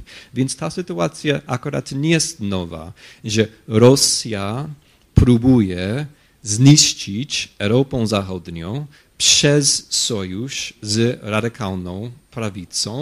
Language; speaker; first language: Polish; non-native, fluent; English